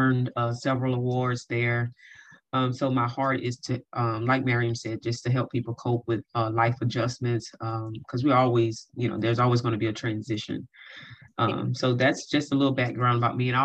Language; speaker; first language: English; native; English